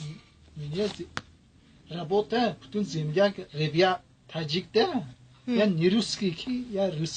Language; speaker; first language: Russian; non-native, learner; Tajik